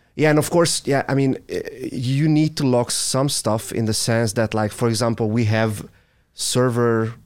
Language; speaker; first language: English; non-native, fluent; Hungarian